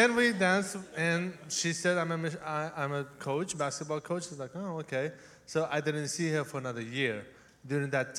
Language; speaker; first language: English; non-native, fluent; Uzbek